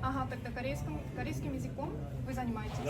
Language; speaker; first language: Russian; non-native, learner; Korean